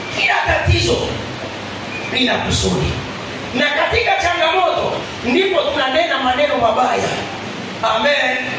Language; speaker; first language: Swahili; non-native, local second language; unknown